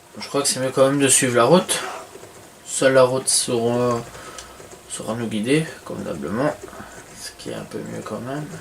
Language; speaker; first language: French; native; French